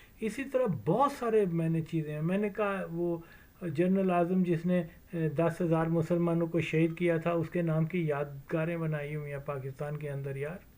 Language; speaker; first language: Urdu; non-native, local second language; Punjabi